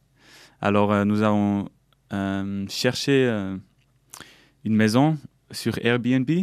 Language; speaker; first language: French; non-native, local second language; German